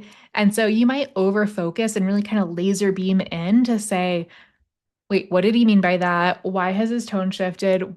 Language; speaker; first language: English; native; English